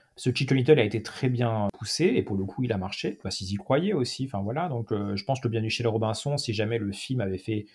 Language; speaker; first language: French; native; French